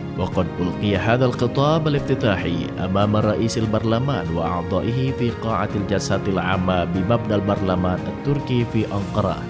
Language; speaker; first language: Arabic; non-native, fluent; Indonesian